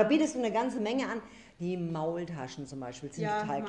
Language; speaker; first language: German; native; German